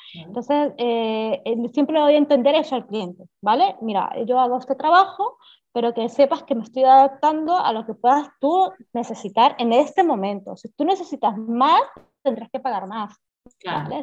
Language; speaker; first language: Spanish; native; Spanish